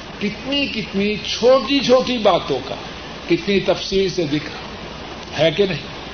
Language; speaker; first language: Urdu; non-native, local second language; Punjabi